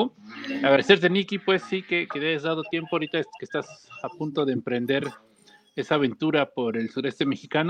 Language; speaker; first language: Spanish; native; Spanish